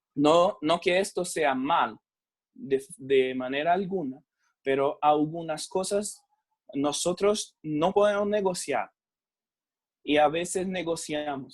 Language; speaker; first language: Spanish; non-native, fluent; Portuguese